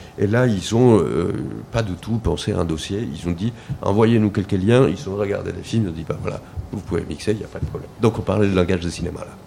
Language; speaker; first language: French; native; French